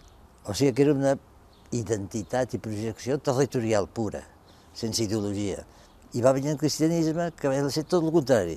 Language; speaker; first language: Catalan; native; Catalan